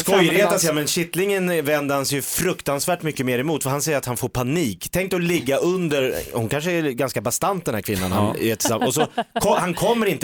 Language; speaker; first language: Swedish; native; Swedish